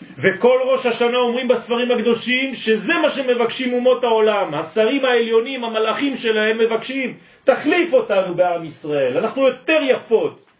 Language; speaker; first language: Hebrew; non-native, fluent; French